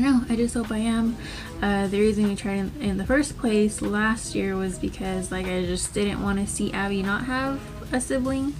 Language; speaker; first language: English; native; English